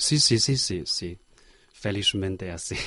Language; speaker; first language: Portuguese; non-native, learner; Chinese